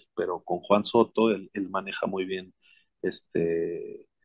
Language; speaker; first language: Spanish; native; Spanish